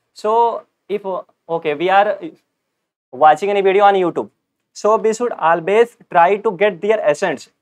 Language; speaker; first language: English; non-native, local second language; Hindi